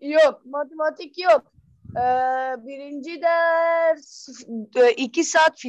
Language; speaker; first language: Turkish; non-native, learner; Persian